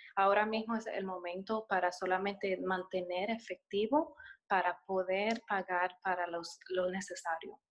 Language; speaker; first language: Spanish; early bilingual, heritage; Spanish